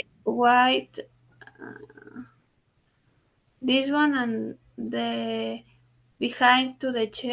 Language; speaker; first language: English; non-native, learner; Spanish